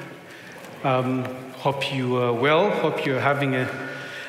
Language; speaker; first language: English; non-native, local second language; Ganda